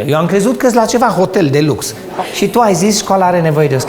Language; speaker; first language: Romanian; native; Romanian